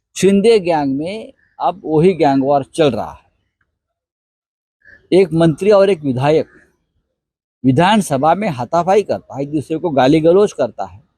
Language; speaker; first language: Hindi; non-native, local second language; Marathi